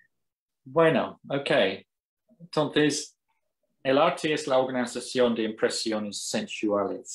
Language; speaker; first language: Spanish; non-native, fluent; English